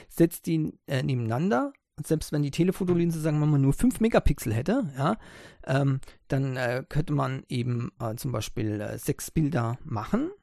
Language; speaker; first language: German; native; German